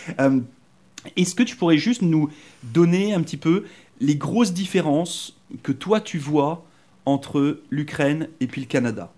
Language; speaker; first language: French; native; French